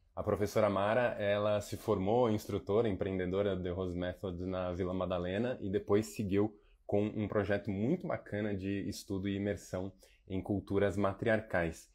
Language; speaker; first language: Portuguese; native; Portuguese